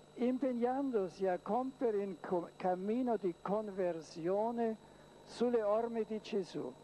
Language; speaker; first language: Italian; non-native, fluent; German